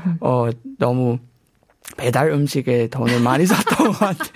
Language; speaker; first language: Korean; non-native, fluent; Burmese